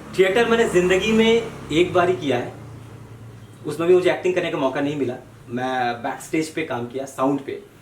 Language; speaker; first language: Hindi; non-native, local second language; Bangla